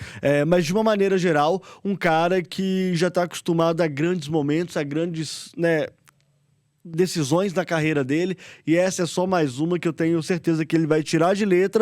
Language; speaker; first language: Portuguese; native; Portuguese